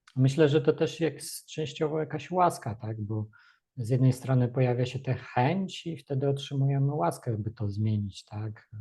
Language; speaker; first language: Polish; early bilingual, other home language; Russian